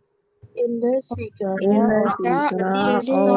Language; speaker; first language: Korean; non-native, learner; Indonesian